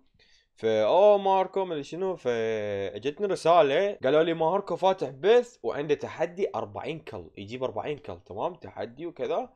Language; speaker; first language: Arabic; native; Arabic